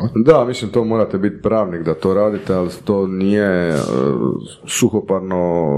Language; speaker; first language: Croatian; native; Croatian